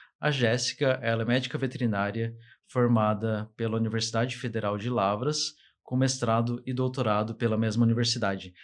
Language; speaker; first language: Portuguese; native; Portuguese